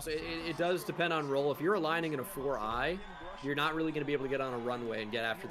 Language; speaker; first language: English; native; English